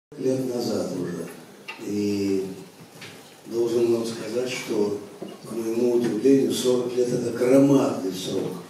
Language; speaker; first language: Russian; native; Russian